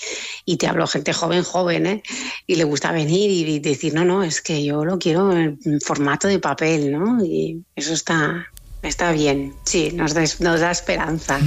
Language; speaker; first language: Spanish; native; Spanish